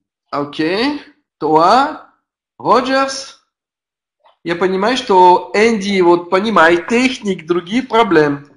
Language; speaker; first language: Russian; non-native, learner; French